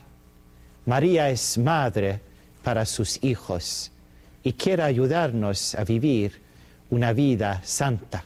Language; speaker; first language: Spanish; non-native, fluent; Swedish